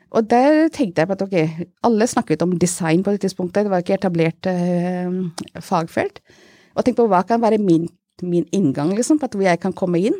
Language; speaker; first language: Norwegian; non-native, fluent; Hindi